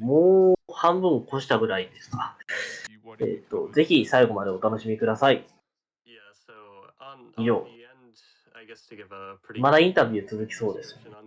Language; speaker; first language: Japanese; native; Japanese